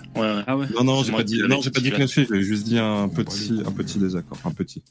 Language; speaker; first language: French; native; French